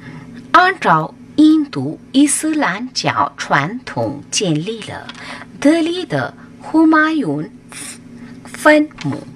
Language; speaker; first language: Chinese; non-native, fluent; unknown